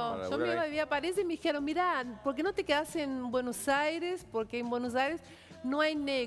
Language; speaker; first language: Spanish; non-native, fluent; Portuguese